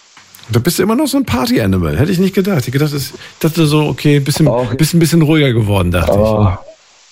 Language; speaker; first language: German; native; German